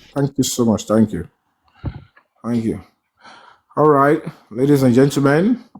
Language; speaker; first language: English; non-native, local second language; Yoruba